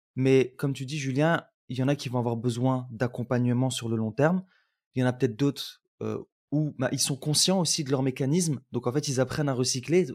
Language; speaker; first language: French; native; French